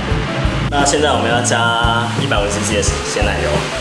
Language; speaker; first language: Chinese; native; Chinese